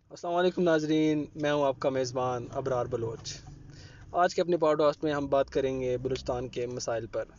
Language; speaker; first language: Urdu; native; Urdu